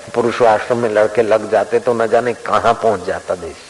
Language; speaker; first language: Hindi; non-native, local second language; Sindhi